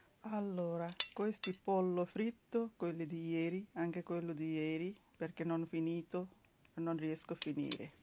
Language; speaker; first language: Italian; non-native, learner; Bangla